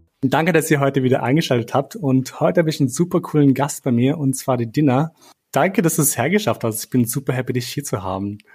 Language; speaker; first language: German; early bilingual, other home language; Albanian